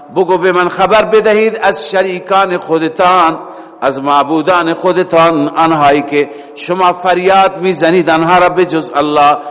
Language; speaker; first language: Persian; native; Persian